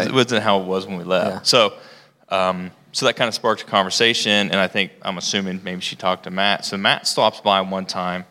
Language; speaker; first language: English; native; English